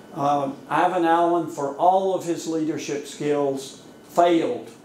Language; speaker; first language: English; native; English